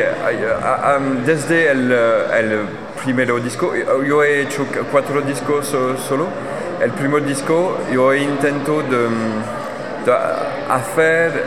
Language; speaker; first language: Spanish; non-native, learner; French